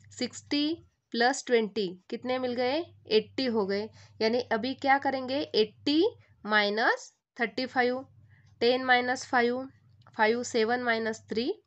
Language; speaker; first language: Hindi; non-native, local second language; Marathi